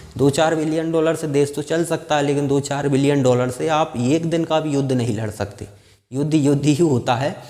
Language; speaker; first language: Hindi; native; Hindi